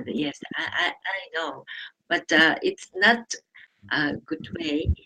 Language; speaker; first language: English; non-native, learner; Japanese